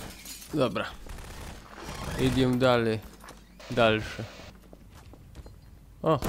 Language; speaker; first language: Polish; native; Polish